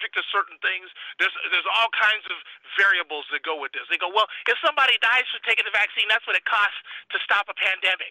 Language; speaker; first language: English; native; English